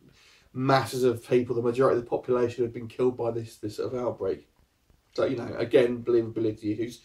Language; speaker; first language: English; native; English